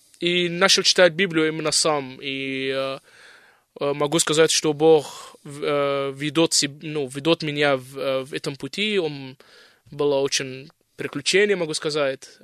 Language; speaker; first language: Russian; non-native, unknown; Arabic